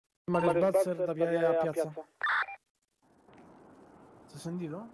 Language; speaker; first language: Italian; native; Italian